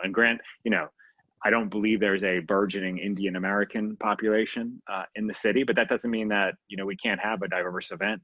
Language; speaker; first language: English; native; English